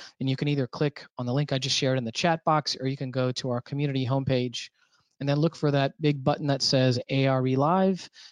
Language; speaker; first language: English; native; English